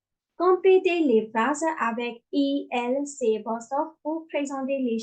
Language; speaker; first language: French; non-native, fluent; Burmese